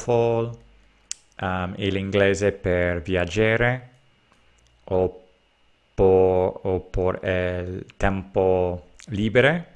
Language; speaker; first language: Italian; non-native, learner; English